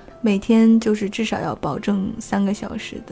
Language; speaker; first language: Chinese; native; Chinese